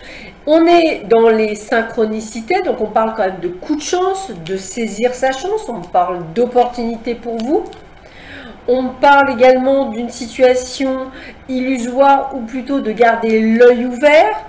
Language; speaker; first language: French; native; French